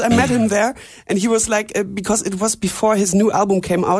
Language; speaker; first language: English; non-native, fluent; German